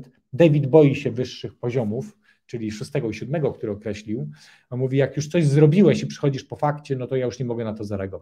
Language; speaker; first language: Polish; native; Polish